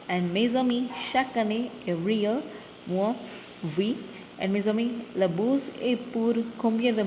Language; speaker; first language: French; non-native, fluent; Tamil